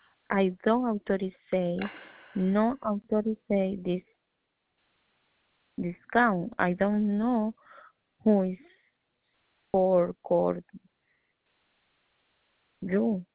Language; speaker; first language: English; non-native, learner; Spanish